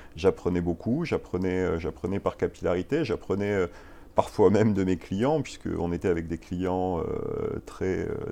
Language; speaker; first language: French; native; French